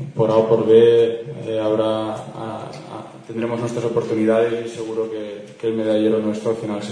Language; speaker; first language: Spanish; non-native, local second language; Catalan